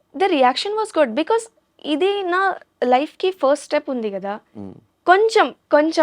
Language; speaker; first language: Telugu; non-native, local second language; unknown